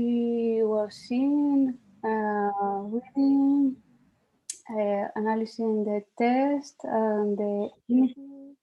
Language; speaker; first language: English; non-native, learner; Spanish